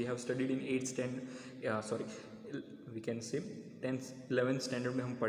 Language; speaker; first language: English; non-native, local second language; Hindi